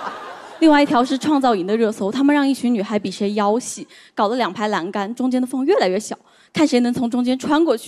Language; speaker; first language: Chinese; native; Chinese